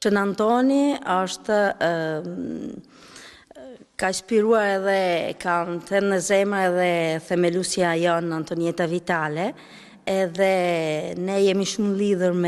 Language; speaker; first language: Albanian; non-native, learner; Italian